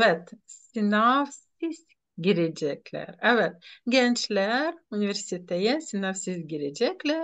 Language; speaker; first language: Turkish; non-native, fluent; Ukrainian